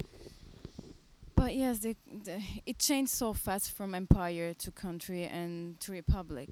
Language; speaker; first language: English; non-native, fluent; Turkish